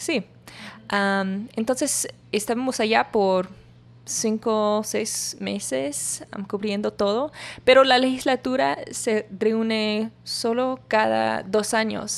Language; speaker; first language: Spanish; non-native, learner; English